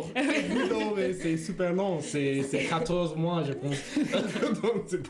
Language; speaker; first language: French; non-native, learner; English